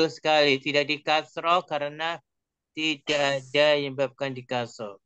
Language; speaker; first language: Indonesian; native; Indonesian